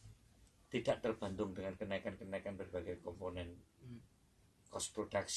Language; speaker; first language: Indonesian; native; Indonesian